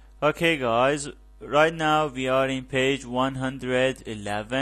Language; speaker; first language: English; non-native, fluent; Persian